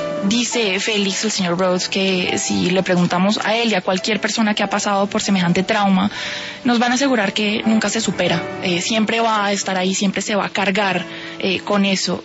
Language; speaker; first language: Spanish; native; Spanish